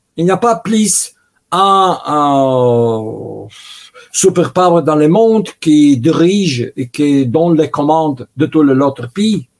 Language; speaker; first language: French; non-native, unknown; Russian